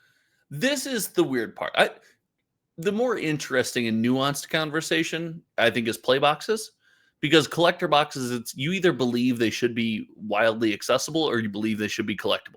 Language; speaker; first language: English; native; English